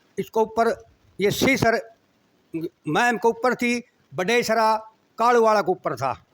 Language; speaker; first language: Hindi; native; Hindi